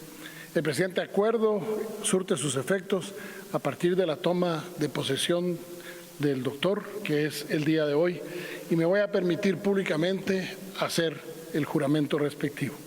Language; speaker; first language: Spanish; native; Spanish